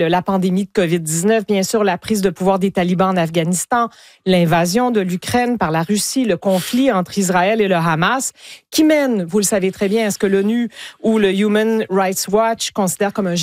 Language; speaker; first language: French; native; French